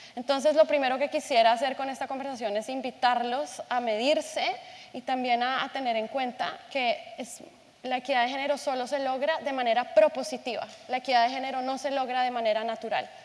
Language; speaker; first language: Spanish; native; Spanish